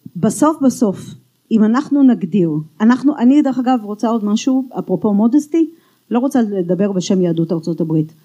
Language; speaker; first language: Hebrew; native; Hebrew